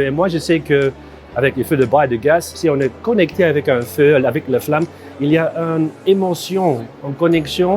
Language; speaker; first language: French; non-native, fluent; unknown